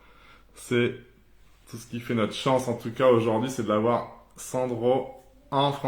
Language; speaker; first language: French; native; French